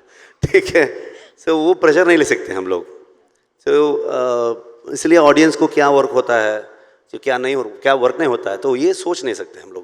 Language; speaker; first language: Hindi; non-native, local second language; Kannada